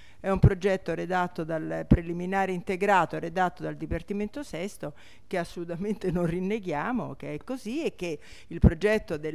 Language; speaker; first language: Italian; native; Italian